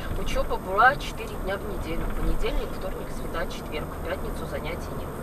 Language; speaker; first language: Russian; native; Russian